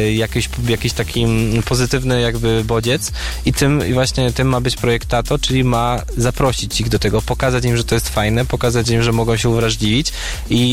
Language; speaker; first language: Polish; native; Polish